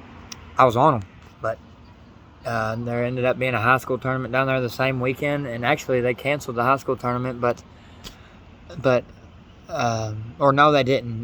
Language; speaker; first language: English; native; English